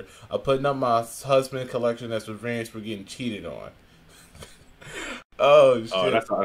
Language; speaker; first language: English; native; English